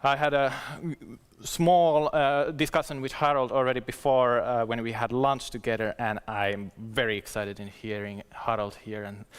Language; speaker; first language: English; non-native, fluent; Finnish